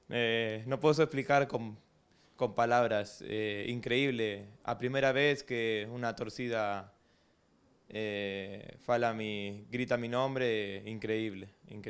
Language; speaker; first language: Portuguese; non-native, learner; Spanish